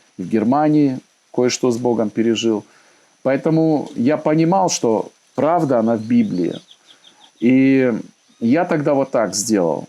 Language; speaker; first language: Russian; native; Russian